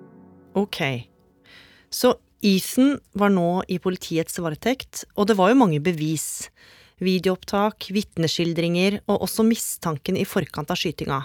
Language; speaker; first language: Norwegian; native; Norwegian